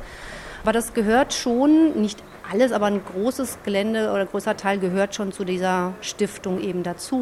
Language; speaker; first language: German; native; German